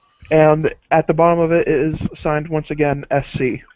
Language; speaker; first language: English; native; English